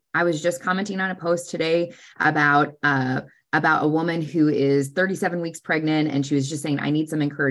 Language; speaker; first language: English; native; English